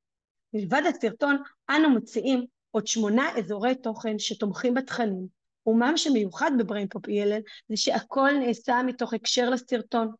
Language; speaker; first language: Hebrew; native; Hebrew